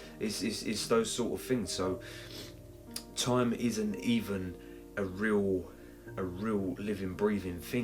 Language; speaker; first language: English; native; English